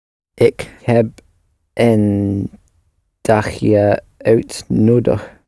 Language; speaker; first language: Dutch; non-native, learner; English